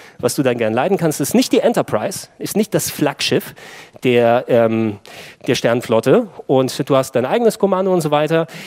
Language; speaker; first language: German; early bilingual, other home language; Greek